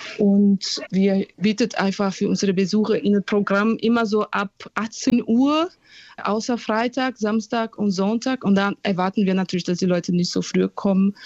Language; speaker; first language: German; non-native, fluent; Portuguese